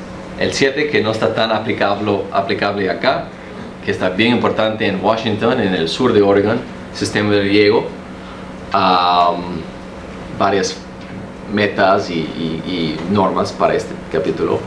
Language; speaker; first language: Spanish; early bilingual, heritage; Spanish